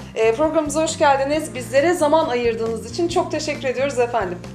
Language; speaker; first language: Turkish; native; Turkish